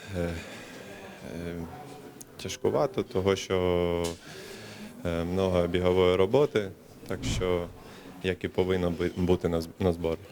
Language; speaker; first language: Ukrainian; non-native, local second language; Russian